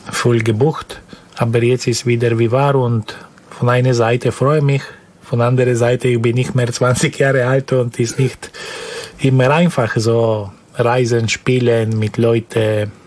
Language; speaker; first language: German; non-native, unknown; Slovenian